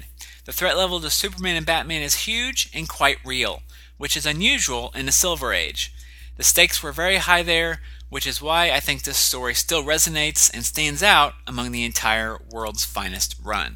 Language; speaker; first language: English; native; English